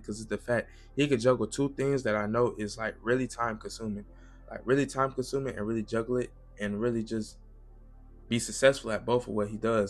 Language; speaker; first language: English; native; English